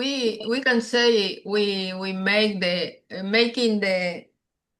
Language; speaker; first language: English; non-native, learner; Spanish